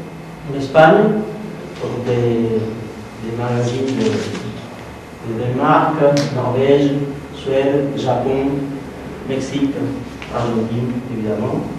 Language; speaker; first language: French; non-native, fluent; Spanish